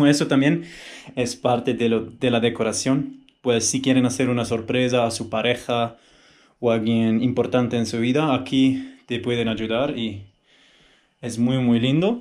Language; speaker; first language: Spanish; non-native, fluent; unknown